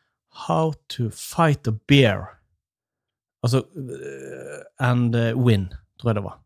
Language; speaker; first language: English; non-native, learner; Norwegian